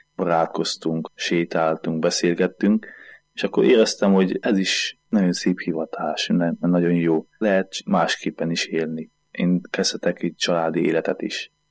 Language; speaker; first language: Hungarian; native; Hungarian